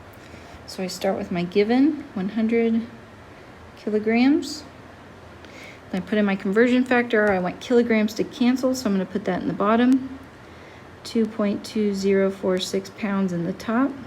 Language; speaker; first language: English; native; English